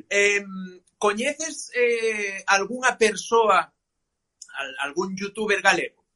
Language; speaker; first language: Galician; native; Galician